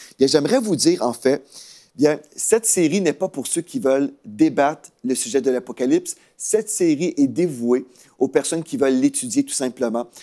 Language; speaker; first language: French; native; French